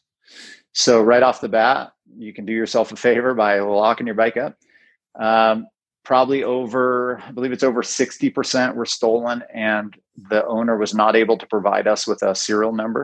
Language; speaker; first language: English; native; English